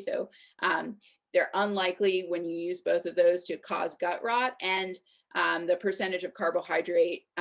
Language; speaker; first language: English; native; English